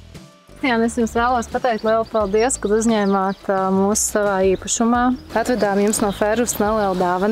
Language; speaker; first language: Latvian; native; Latvian